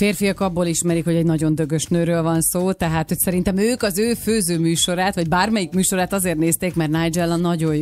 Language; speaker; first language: Hungarian; native; Hungarian